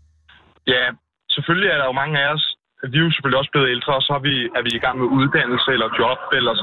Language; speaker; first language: Danish; native; Danish